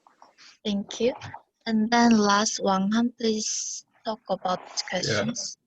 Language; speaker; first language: English; non-native, learner; Korean